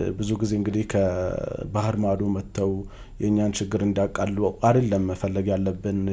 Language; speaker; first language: Amharic; native; Amharic